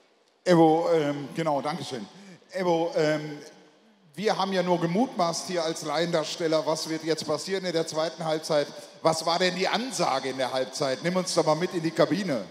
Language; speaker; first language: German; native; German